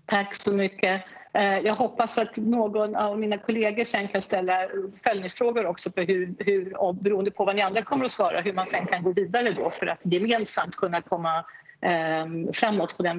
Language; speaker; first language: Swedish; native; Swedish